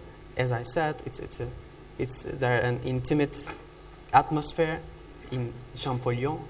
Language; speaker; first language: English; non-native, fluent; Turkish